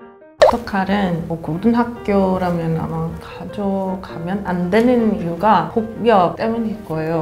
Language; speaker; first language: Korean; non-native, fluent; English